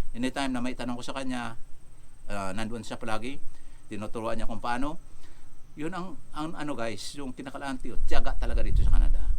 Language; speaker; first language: Filipino; native; Filipino